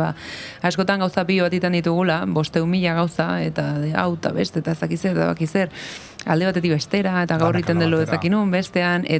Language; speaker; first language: Basque; native; Basque